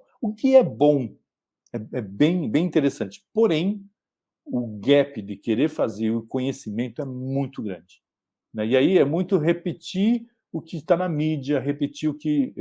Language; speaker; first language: Portuguese; native; Portuguese